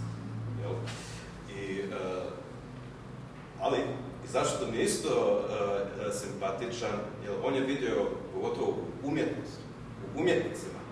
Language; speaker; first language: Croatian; early bilingual, heritage; German